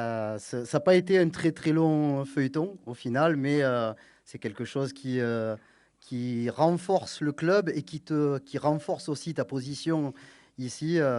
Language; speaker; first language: French; native; French